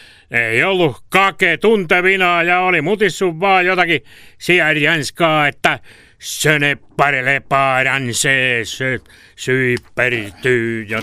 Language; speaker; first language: Finnish; native; Finnish